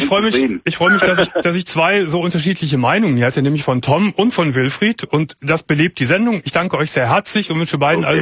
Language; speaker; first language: German; native; German